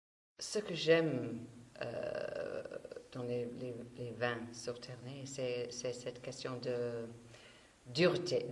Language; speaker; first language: French; non-native, fluent; English